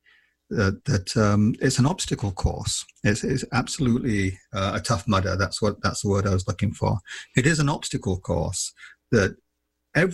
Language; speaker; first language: English; native; English